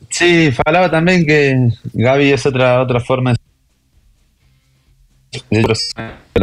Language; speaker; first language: Portuguese; non-native, learner; Spanish